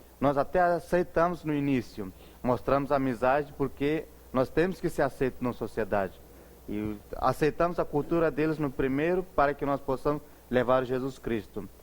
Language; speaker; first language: Portuguese; non-native, fluent; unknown